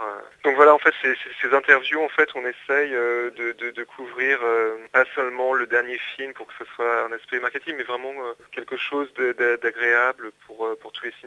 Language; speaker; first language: French; native; French